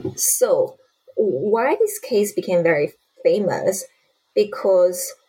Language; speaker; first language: English; non-native, fluent; Chinese